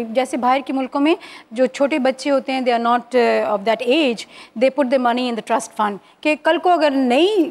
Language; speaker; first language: Urdu; native; Urdu